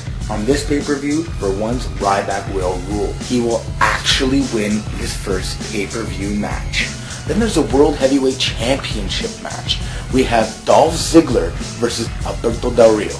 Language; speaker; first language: English; native; English